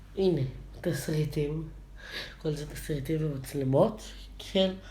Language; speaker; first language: Hebrew; native; Hebrew